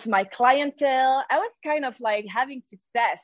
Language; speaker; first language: English; non-native, fluent; French